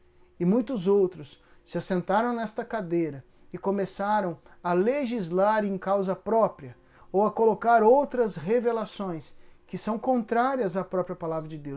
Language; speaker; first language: Portuguese; native; Portuguese